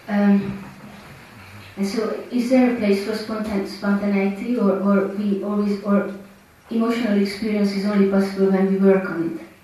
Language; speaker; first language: English; non-native, fluent; Hungarian